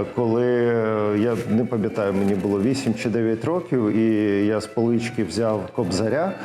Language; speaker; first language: Ukrainian; non-native, local second language; Russian